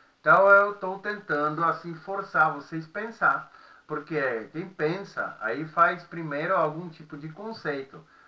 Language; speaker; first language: Portuguese; non-native, fluent; Czech